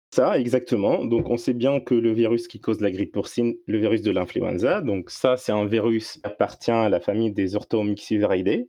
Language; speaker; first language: French; non-native, local second language; Arabic